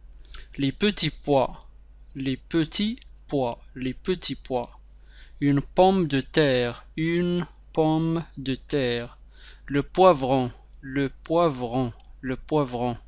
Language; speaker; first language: French; non-native, fluent; Arabic